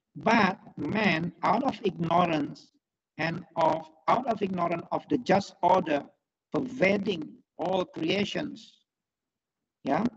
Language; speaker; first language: English; non-native, fluent; Indonesian